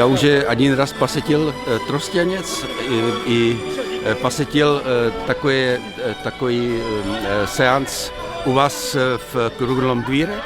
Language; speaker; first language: Russian; non-native, fluent; Czech